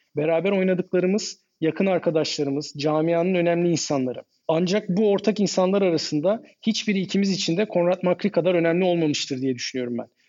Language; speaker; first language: Turkish; native; Turkish